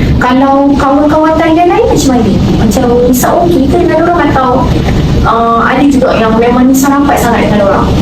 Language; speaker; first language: Malay; native; Malay